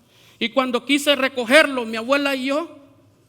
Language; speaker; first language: Spanish; native; Spanish